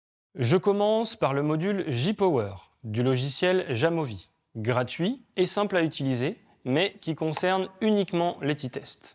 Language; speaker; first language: French; native; French